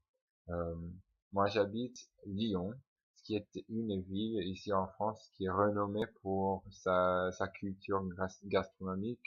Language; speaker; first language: French; non-native, fluent; English